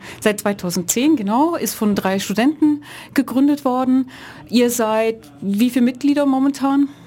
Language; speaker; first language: German; native; German